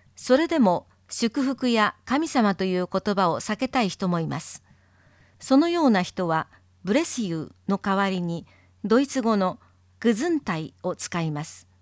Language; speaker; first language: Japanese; non-native, fluent; English